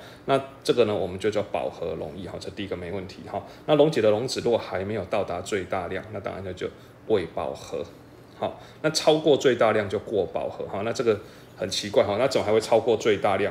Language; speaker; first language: Chinese; native; Chinese